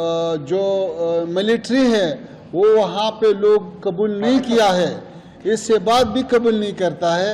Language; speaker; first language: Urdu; non-native, learner; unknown